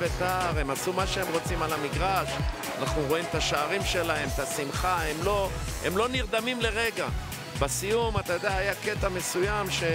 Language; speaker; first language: Hebrew; native; Hebrew